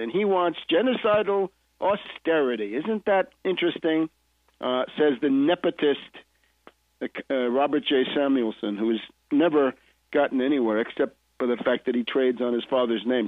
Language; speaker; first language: English; native; English